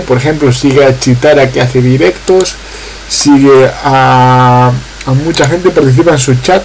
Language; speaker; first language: Spanish; native; Spanish